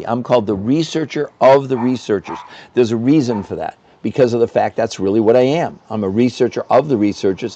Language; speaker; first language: English; native; English